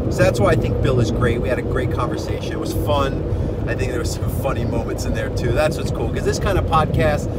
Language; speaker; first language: English; native; English